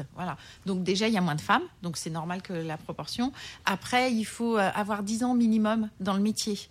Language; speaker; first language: French; native; French